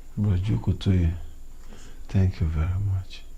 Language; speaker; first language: English; non-native, local second language; Yoruba